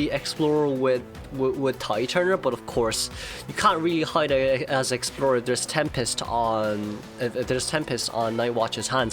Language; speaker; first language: English; non-native, fluent; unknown